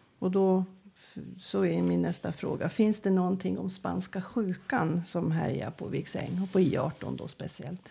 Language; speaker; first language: Swedish; native; Swedish